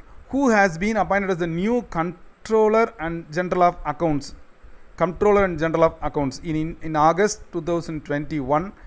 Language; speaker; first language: English; non-native, local second language; Tamil